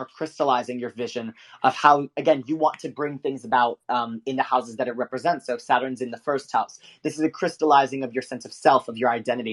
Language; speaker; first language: English; native; English